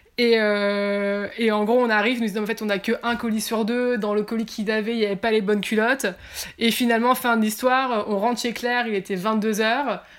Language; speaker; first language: French; native; French